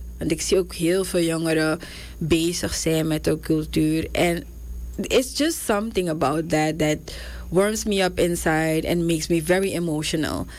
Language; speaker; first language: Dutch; native; Dutch